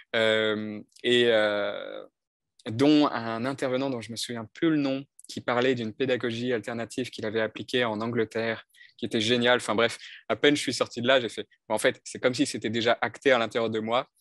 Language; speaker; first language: French; native; French